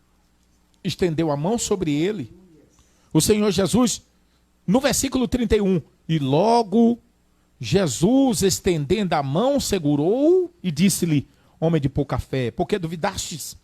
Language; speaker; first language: Portuguese; native; Portuguese